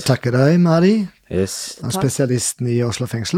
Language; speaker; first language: Norwegian; non-native, learner; German